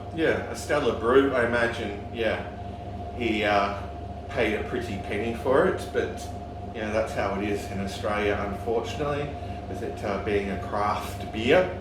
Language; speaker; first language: English; native; English